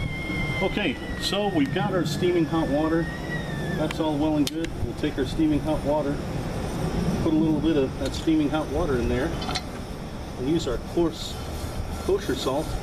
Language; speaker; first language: English; native; English